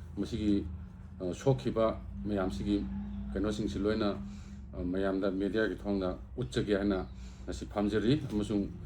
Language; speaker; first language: Manipuri; non-native, local second language; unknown